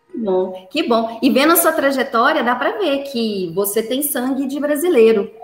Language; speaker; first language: Portuguese; native; Portuguese